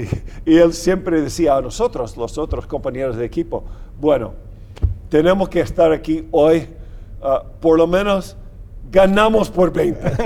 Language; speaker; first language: Spanish; non-native, fluent; English